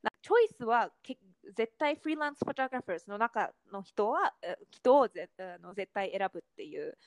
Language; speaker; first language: Japanese; non-native, fluent; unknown